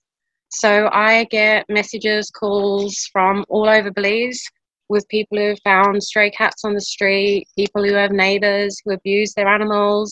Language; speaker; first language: English; native; English